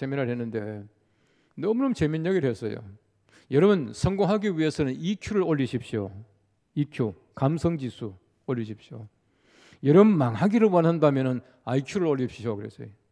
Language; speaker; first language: Korean; native; Korean